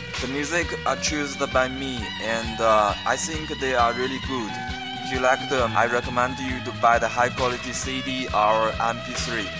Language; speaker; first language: English; non-native, fluent; Chinese